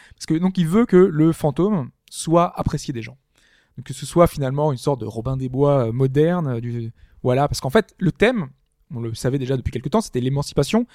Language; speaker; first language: French; native; French